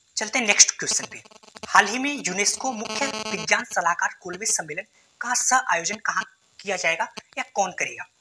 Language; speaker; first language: Hindi; native; Hindi